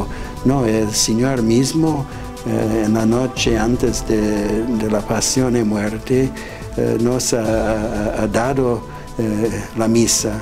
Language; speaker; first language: Spanish; non-native, fluent; English